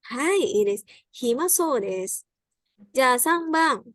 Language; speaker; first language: Japanese; non-native, fluent; Indonesian